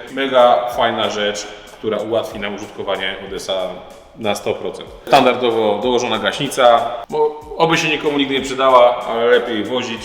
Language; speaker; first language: Polish; native; Polish